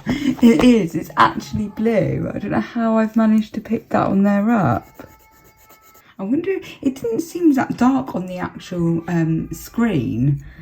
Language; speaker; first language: English; native; English